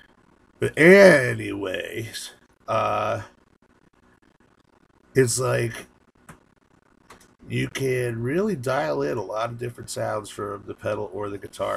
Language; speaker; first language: English; native; English